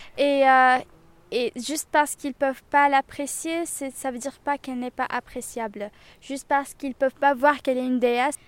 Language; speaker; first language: French; non-native, local second language; Arabic